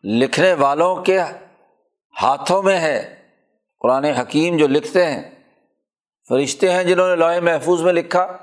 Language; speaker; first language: Urdu; non-native, local second language; Punjabi